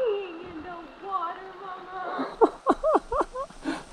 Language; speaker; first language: English; native; English